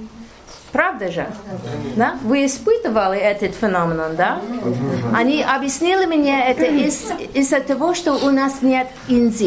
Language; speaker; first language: Russian; non-native, learner; English